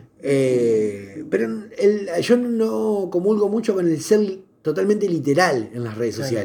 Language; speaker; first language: Spanish; native; Spanish